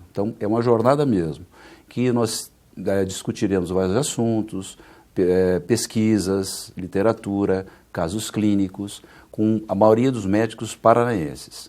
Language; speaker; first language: Portuguese; native; Portuguese